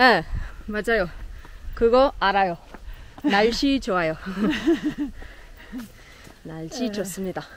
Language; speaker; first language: Korean; non-native, learner; German